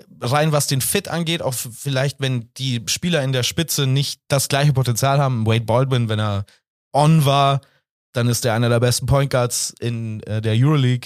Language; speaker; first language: German; native; German